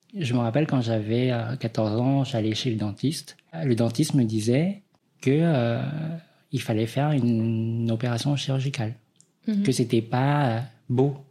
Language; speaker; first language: French; early bilingual, other home language; Vietnamese